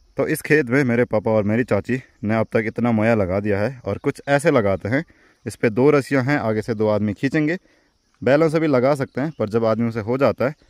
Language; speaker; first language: Hindi; non-native, local second language; Garhwali